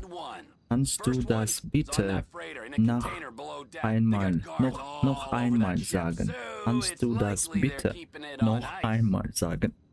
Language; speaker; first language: German; non-native, learner; Russian